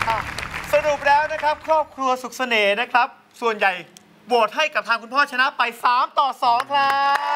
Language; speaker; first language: Thai; native; Thai